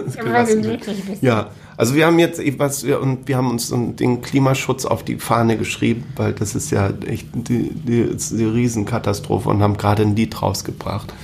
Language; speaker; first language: German; native; German